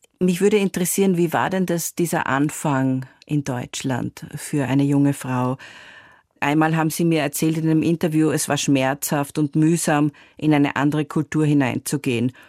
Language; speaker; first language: German; native; German